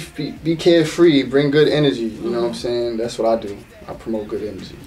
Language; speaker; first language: English; native; English